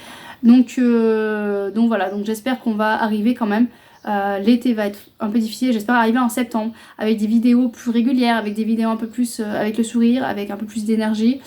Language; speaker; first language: French; native; French